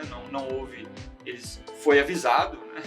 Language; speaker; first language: Portuguese; native; Portuguese